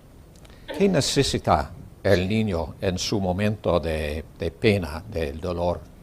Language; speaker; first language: Spanish; non-native, learner; English